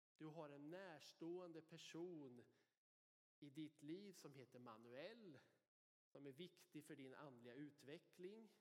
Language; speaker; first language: Swedish; native; Swedish